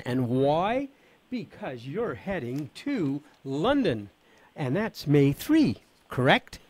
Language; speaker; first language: English; native; English